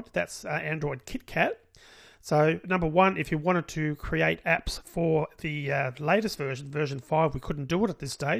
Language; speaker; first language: English; native; English